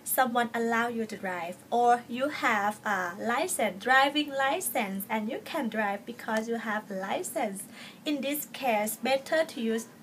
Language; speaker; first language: English; non-native, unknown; Thai